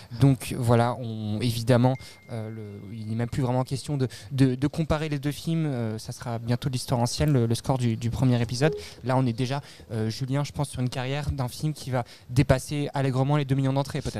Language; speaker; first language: French; native; French